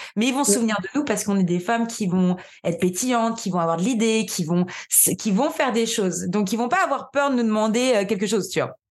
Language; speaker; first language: French; native; French